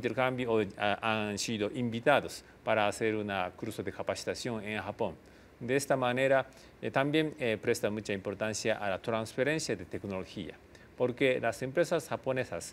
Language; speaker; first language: Spanish; non-native, fluent; Japanese